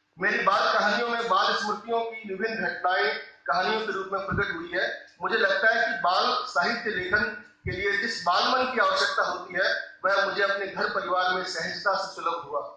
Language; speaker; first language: Hindi; non-native, local second language; Rajasthani